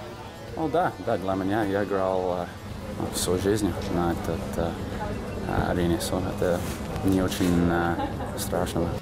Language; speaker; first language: Russian; non-native, fluent; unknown